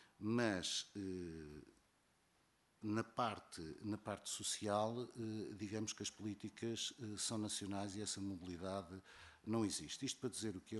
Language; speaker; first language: Portuguese; native; Portuguese